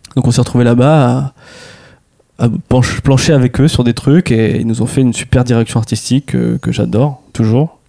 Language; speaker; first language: French; native; French